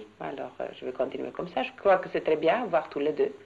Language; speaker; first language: French; non-native, learner; Swedish